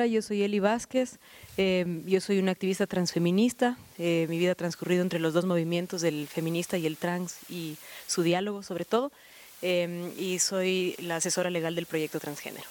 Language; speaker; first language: Spanish; native; Spanish